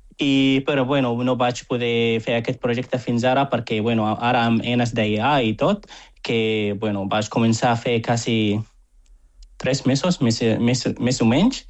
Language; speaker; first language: Catalan; non-native, fluent; Arabic